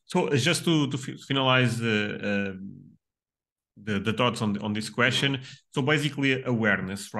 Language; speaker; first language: English; non-native, fluent; Portuguese